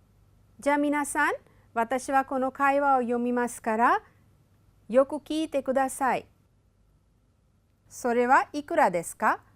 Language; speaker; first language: Japanese; non-native, fluent; Hindi